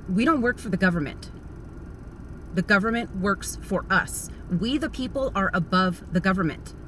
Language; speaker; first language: English; native; English